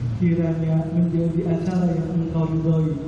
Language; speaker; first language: Indonesian; native; Indonesian